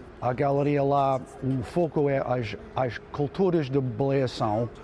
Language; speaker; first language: Portuguese; non-native, learner; English